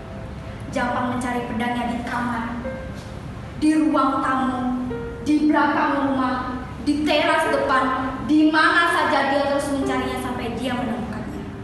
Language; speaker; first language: Indonesian; native; Indonesian